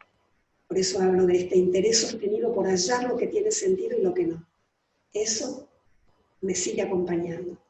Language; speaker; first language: Spanish; native; Spanish